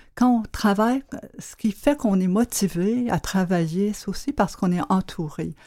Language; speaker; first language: French; native; French